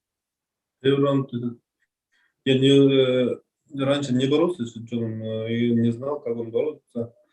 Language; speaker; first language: Russian; non-native, learner; Kazakh